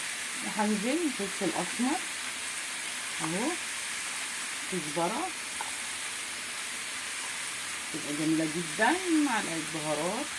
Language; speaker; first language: Arabic; native; Arabic